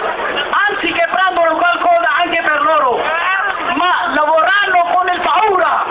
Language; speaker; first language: Italian; non-native, learner; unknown